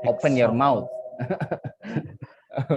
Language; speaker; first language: English; non-native, fluent; Indonesian